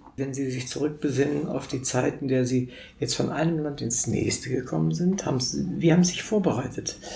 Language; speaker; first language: German; native; German